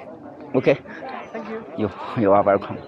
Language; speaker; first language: English; non-native, learner; Chinese